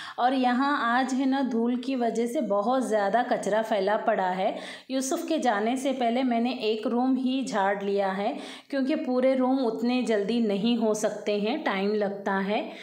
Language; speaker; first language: Hindi; native; Hindi